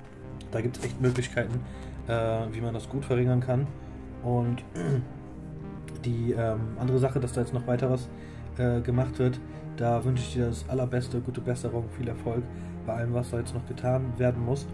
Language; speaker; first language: German; native; German